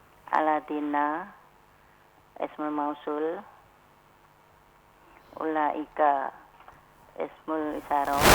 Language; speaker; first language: Arabic; non-native, learner; Indonesian